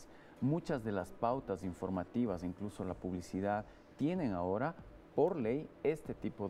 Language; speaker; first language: Spanish; native; Spanish